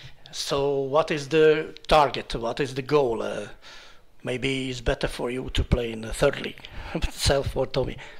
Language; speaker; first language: English; non-native, learner; Hungarian